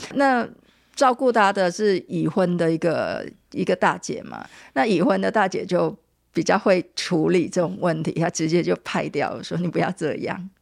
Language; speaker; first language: Chinese; native; Chinese